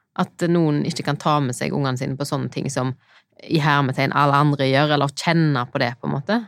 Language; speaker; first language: Norwegian; native; Norwegian